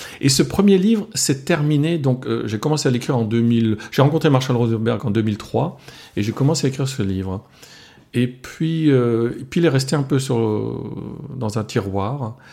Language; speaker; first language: French; non-native, local second language; Swiss German